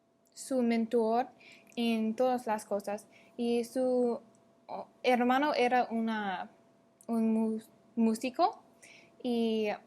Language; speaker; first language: Spanish; non-native, learner; English